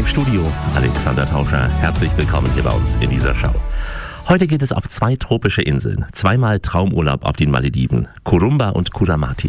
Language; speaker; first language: German; native; German